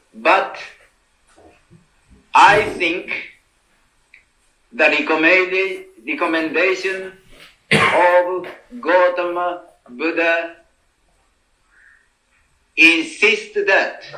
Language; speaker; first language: English; non-native, learner; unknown